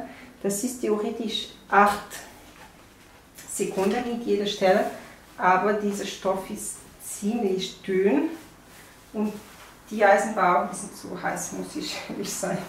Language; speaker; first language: German; non-native, fluent; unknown